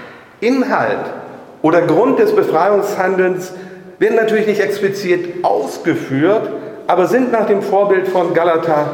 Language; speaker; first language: German; native; German